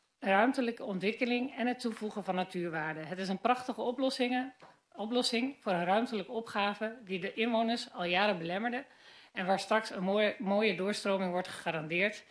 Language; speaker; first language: Dutch; native; Dutch